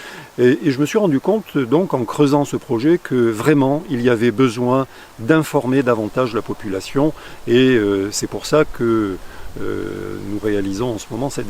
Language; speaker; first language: French; native; French